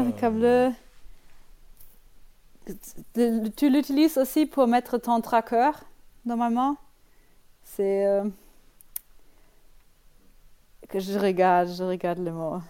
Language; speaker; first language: French; non-native, learner; German